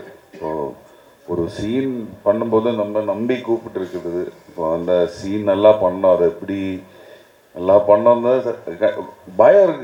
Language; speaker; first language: Tamil; native; Tamil